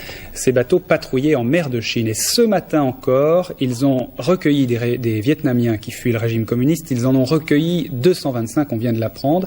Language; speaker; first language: French; native; French